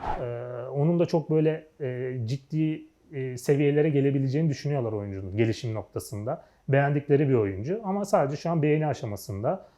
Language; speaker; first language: Turkish; native; Turkish